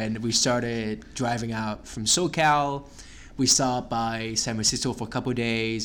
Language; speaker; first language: English; non-native, local second language; Cantonese